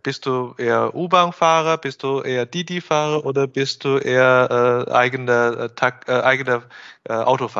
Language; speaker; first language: German; non-native, fluent; Chinese